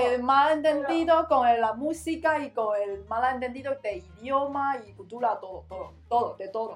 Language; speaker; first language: Spanish; non-native, learner; Chinese